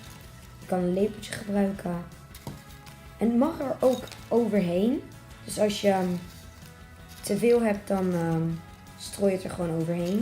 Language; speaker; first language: Dutch; native; Dutch